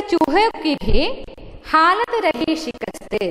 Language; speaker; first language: Hindi; non-native, local second language; Malayalam